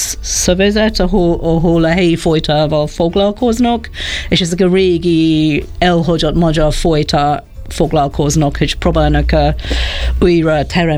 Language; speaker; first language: Hungarian; non-native, fluent; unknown